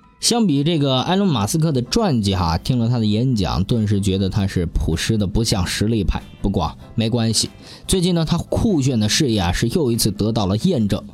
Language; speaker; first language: Chinese; native; Chinese